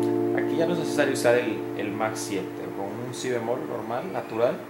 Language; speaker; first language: Spanish; native; Spanish